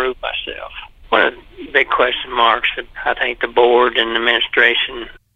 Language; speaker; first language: English; native; English